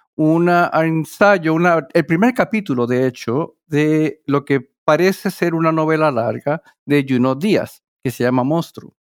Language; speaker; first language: Spanish; native; Spanish